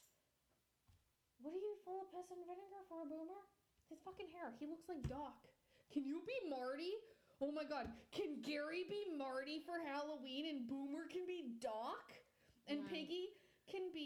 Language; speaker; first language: English; native; English